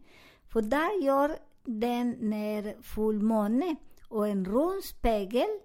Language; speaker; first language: Swedish; non-native, learner; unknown